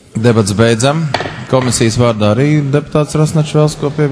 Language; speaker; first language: Latvian; native; Latvian